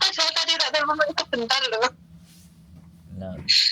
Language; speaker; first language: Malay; non-native, local second language; Javanese